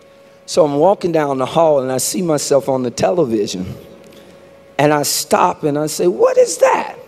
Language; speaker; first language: English; native; English